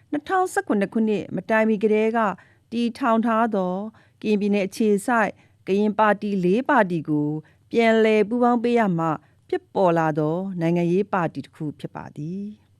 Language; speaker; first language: Burmese; non-native, local second language; S'gaw Karen